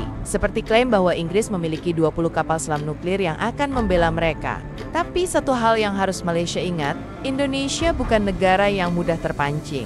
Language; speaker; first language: Indonesian; native; Indonesian